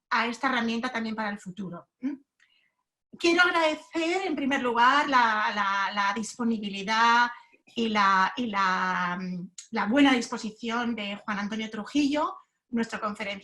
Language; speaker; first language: Spanish; native; Spanish